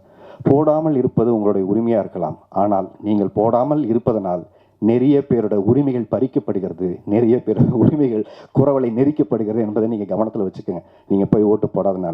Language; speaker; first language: Tamil; native; Tamil